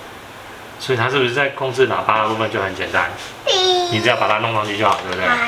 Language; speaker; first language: Chinese; native; Chinese